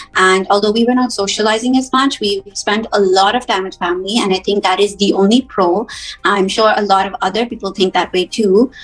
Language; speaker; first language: English; early bilingual, other home language; Hindi